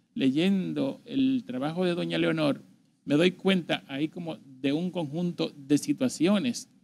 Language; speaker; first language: Spanish; native; Spanish